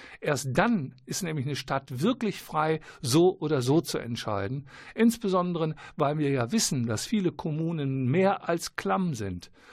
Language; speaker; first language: German; native; German